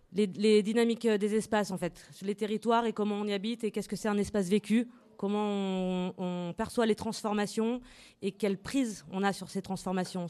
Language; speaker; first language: French; native; French